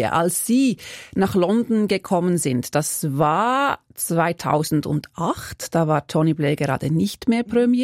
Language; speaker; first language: German; native; German